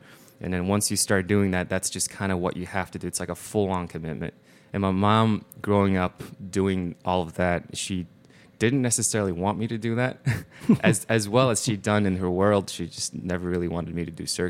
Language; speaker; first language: English; non-native, fluent; Mongolian